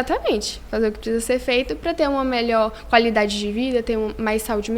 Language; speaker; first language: Portuguese; native; Portuguese